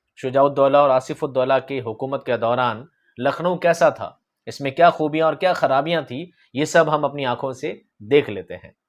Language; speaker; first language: Urdu; native; Urdu